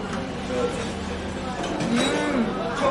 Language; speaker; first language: Turkish; non-native, fluent; Russian